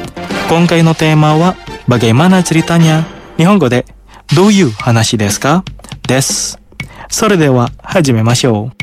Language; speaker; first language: Japanese; non-native, fluent; Indonesian